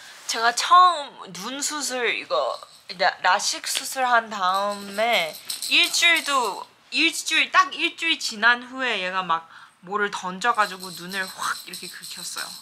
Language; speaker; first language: Korean; early bilingual, heritage; Korean